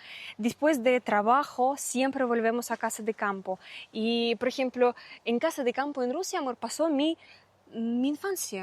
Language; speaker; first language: Spanish; non-native, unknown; Russian